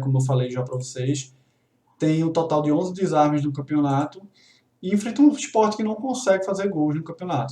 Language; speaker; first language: Portuguese; native; Portuguese